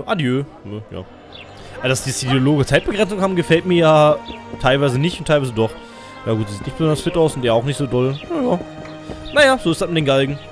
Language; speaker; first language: German; native; German